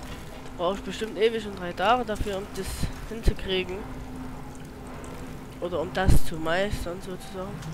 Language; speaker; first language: German; native; German